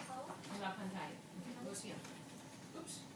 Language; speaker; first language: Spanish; non-native, fluent; English